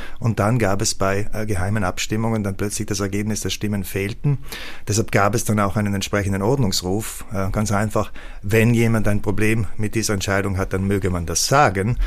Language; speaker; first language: German; native; German